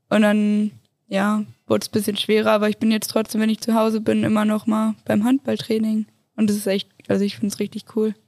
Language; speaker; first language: German; native; German